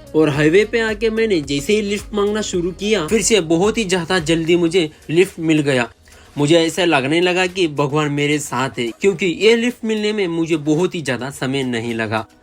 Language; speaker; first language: Hindi; non-native, local second language; Kannada